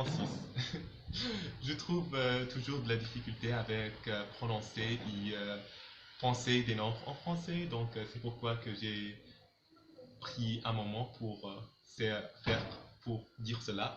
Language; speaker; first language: French; non-native, local second language; Arabic